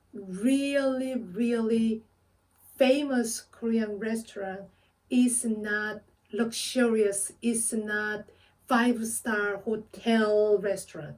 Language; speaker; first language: English; non-native, fluent; Korean